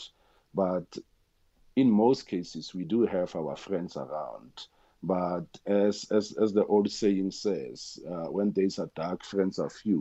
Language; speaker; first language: English; non-native, local second language; Tswana